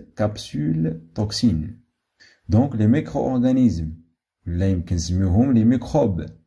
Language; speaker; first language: French; non-native, local second language; Arabic